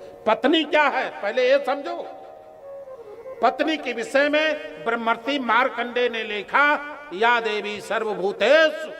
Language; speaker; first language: Hindi; native; Hindi